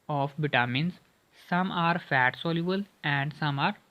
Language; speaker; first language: English; non-native, local second language; Punjabi